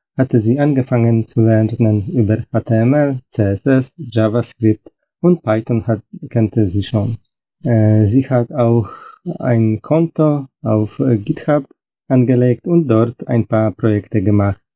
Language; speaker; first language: German; non-native, fluent; Polish